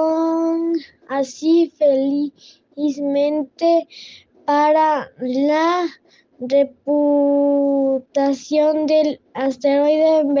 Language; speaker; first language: Spanish; non-native, learner; French